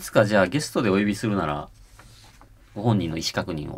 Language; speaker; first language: Japanese; native; Japanese